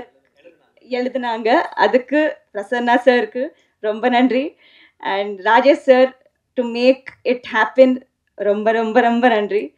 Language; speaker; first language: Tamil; non-native, learner; Telugu